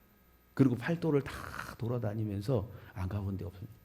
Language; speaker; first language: Korean; native; Korean